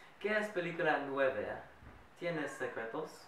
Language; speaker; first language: Spanish; non-native, learner; English